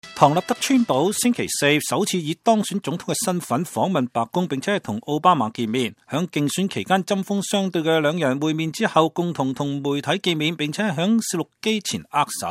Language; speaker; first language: Chinese; non-native, local second language; Cantonese